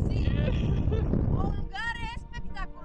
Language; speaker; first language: Portuguese; non-native, learner; Greek